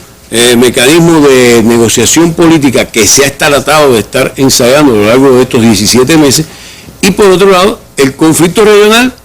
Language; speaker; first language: Spanish; native; Spanish